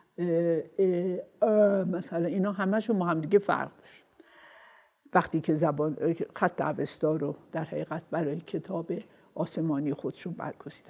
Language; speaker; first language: Persian; non-native, local second language; Azerbaijani